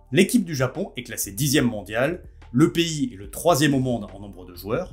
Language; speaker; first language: French; native; French